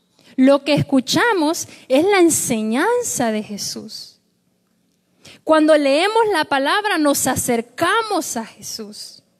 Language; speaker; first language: Spanish; native; Spanish